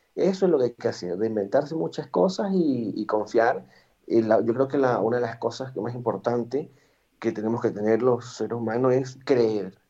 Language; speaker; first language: Spanish; native; Spanish